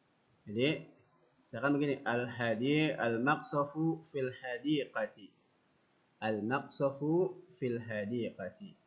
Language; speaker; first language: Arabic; non-native, fluent; Indonesian